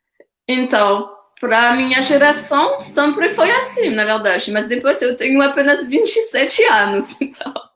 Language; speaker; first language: Portuguese; non-native, fluent; French